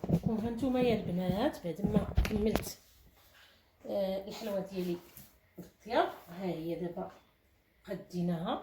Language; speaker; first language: Arabic; native; Arabic